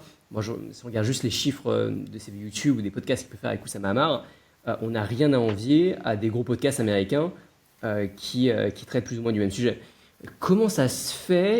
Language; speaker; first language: French; native; French